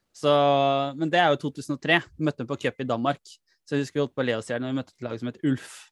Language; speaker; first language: Norwegian; native; Norwegian